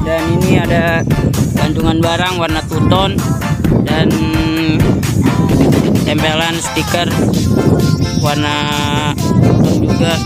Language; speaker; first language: Indonesian; native; Indonesian